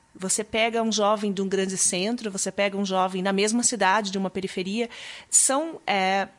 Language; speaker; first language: Portuguese; native; Portuguese